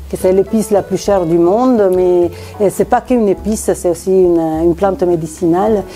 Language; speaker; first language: French; non-native, fluent; Italian